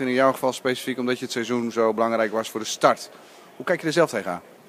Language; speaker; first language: Dutch; native; Dutch